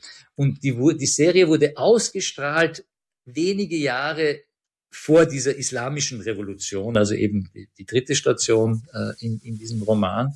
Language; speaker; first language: German; early bilingual, other home language; Persian